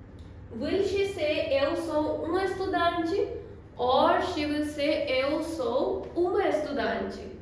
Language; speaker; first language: Portuguese; non-native, fluent; Hindi